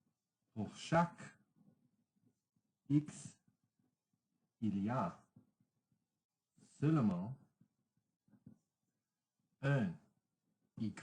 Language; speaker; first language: French; non-native, local second language; English